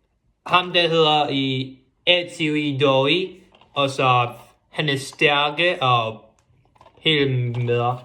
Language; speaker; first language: Danish; non-native, local second language; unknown